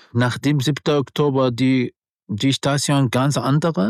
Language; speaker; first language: German; non-native, learner; Arabic